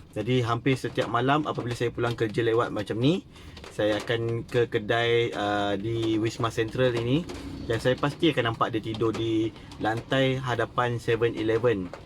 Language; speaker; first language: Malay; native; Malay